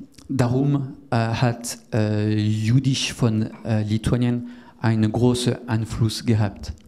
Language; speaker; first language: German; non-native, learner; French